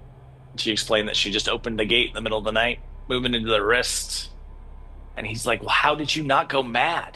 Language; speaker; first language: English; native; English